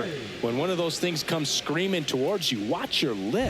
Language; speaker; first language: English; native; English